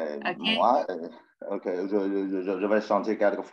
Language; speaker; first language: French; non-native, learner; Chinese